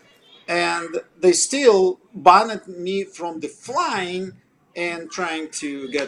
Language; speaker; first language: English; non-native, fluent; Russian